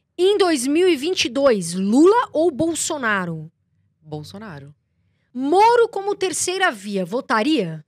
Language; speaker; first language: Portuguese; native; Portuguese